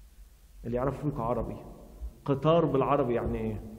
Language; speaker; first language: Arabic; native; Arabic